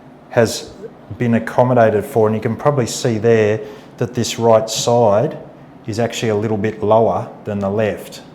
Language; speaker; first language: English; native; English